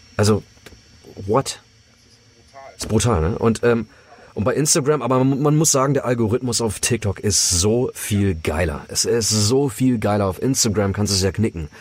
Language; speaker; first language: German; early bilingual, other home language; Greek